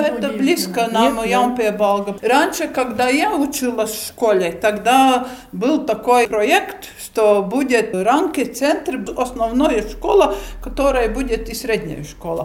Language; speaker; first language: Russian; non-native, local second language; Latvian